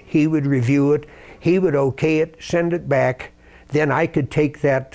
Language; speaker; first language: English; native; English